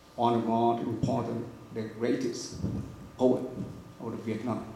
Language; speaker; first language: English; non-native, learner; Vietnamese